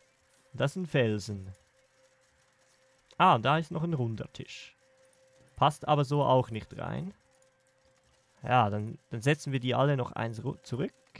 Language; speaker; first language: German; native; German